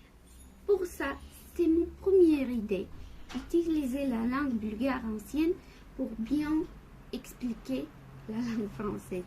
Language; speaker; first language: French; non-native, fluent; Bulgarian